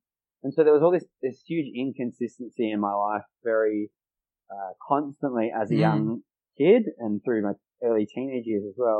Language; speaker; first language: English; native; English